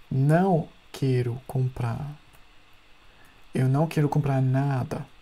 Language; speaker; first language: Portuguese; non-native, fluent; German